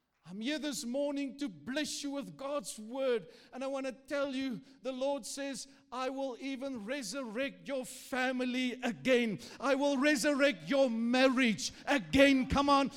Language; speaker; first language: English; non-native, local second language; Afrikaans